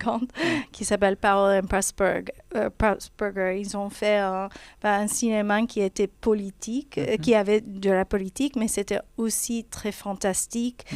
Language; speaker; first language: French; non-native, fluent; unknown